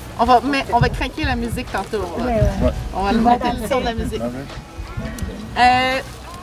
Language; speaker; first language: French; native; French